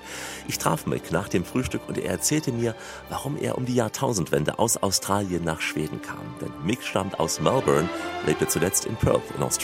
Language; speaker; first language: German; native; German